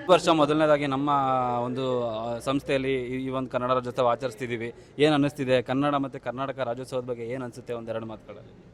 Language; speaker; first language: Kannada; native; Kannada